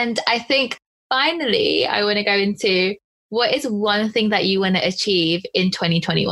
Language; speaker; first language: English; early bilingual, other home language; Punjabi